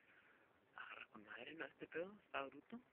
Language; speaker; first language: Spanish; native; Spanish